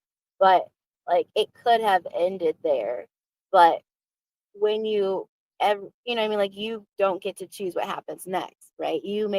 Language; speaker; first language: English; native; English